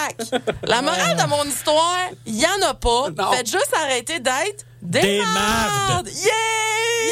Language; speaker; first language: French; native; French